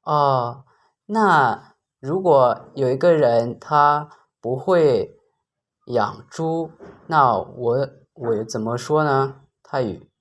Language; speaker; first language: Chinese; non-native, learner; Lao